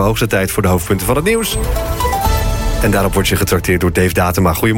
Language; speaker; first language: Dutch; native; Dutch